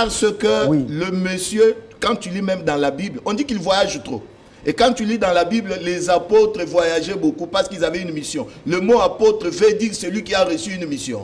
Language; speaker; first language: French; non-native, local second language; Lingala